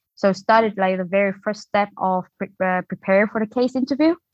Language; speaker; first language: English; non-native, fluent; Vietnamese